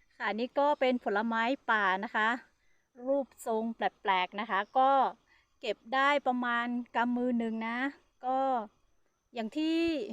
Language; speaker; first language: Thai; non-native, local second language; Hmong